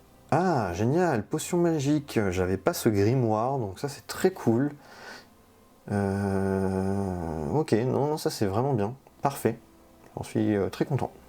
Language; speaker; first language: French; native; French